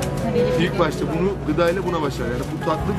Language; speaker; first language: Turkish; native; Turkish